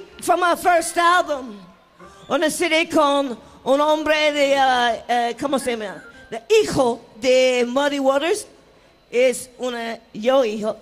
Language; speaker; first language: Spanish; non-native, learner; English